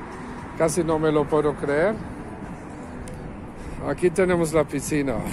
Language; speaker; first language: Spanish; non-native, fluent; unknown